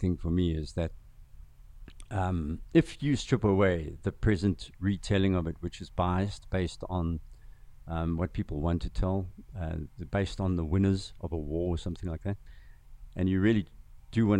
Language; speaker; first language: English; non-native, local second language; Zulu